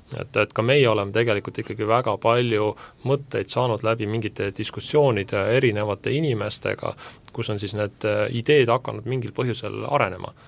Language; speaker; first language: Estonian; native; Estonian